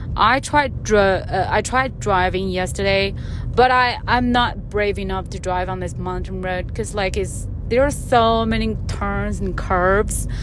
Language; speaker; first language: English; non-native, fluent; Chinese